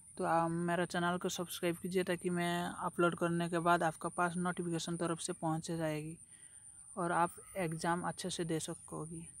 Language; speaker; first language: Hindi; non-native, local second language; Assamese